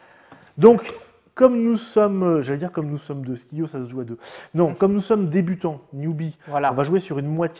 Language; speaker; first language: French; native; French